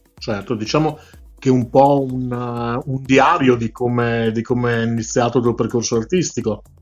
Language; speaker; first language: Italian; native; Italian